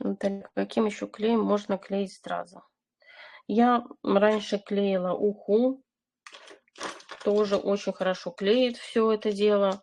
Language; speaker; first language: Russian; native; Russian